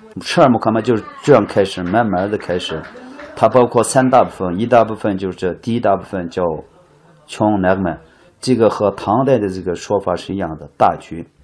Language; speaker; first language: Chinese; non-native, local second language; Uyghur